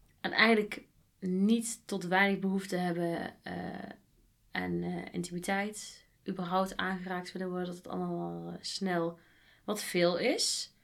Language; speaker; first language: Dutch; native; Dutch